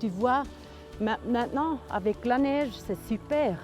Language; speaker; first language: French; non-native, local second language; German